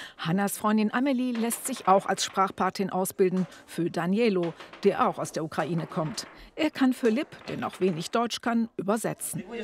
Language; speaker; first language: German; native; German